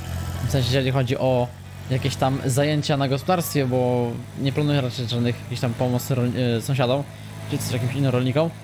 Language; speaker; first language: Polish; native; Polish